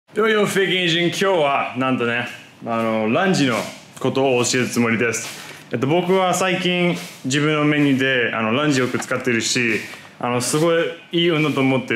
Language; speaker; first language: Japanese; non-native, fluent; English